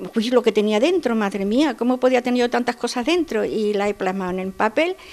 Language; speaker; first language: Spanish; native; Spanish